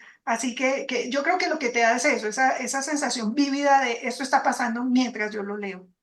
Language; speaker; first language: Spanish; native; Spanish